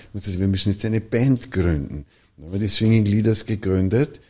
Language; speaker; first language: German; native; German